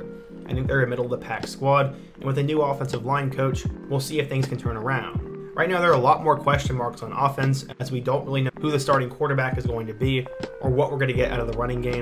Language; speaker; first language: English; native; English